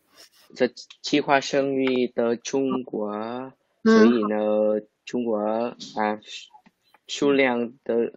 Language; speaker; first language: Chinese; non-native, learner; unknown